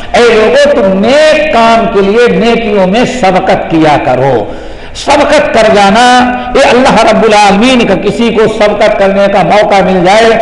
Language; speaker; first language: Urdu; native; Urdu